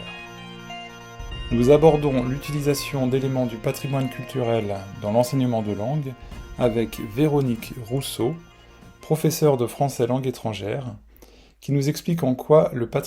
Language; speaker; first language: French; native; French